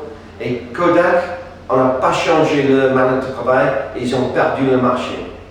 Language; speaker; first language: French; non-native, fluent; English